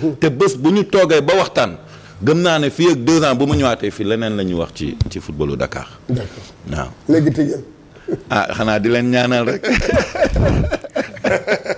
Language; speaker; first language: Wolof; native; Wolof